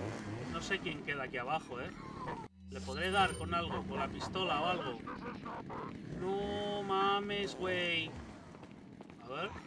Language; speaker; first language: Spanish; native; Spanish